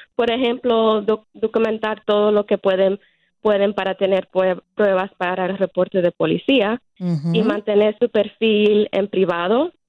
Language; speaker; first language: Spanish; early bilingual, heritage; Spanish